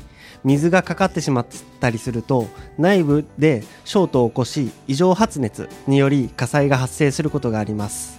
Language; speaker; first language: Japanese; native; Japanese